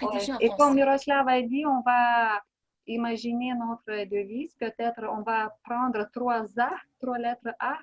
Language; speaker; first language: French; non-native, fluent; Lithuanian